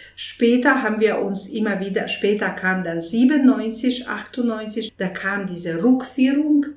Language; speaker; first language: German; non-native, fluent; Bosnian